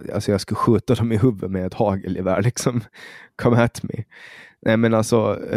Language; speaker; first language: Swedish; native; Swedish